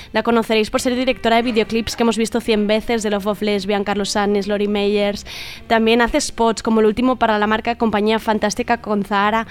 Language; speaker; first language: Spanish; native; Spanish